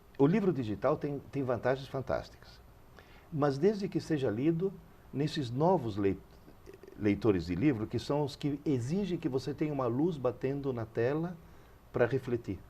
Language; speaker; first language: Portuguese; early bilingual, other home language; Italian